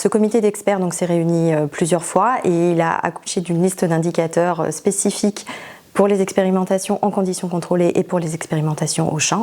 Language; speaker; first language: French; native; French